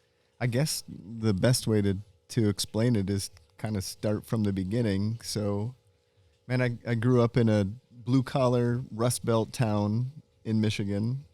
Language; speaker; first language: English; native; English